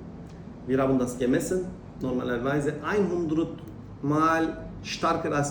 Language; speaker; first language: German; non-native, learner; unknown